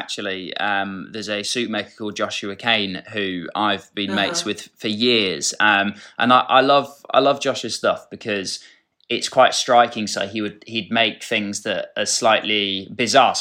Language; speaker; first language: English; native; English